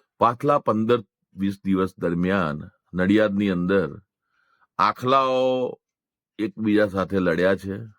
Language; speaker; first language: Gujarati; non-native, local second language; Hindi